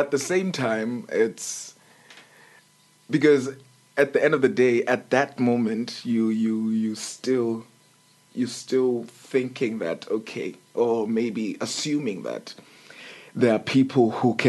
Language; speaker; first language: English; non-native, local second language; Xhosa